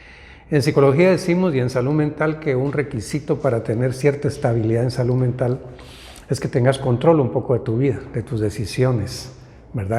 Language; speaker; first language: Spanish; native; Spanish